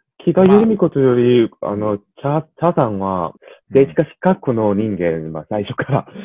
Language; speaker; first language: Japanese; non-native, learner; Korean